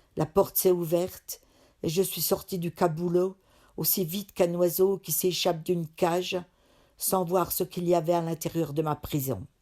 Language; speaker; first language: French; native; French